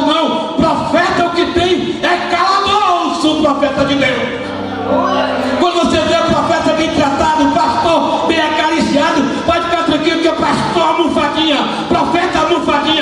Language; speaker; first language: Portuguese; native; Portuguese